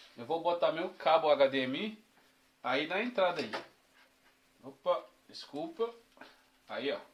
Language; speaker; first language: Portuguese; non-native, fluent; Haitian Creole